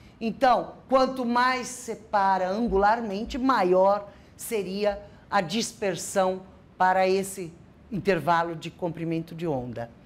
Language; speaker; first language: Portuguese; native; Portuguese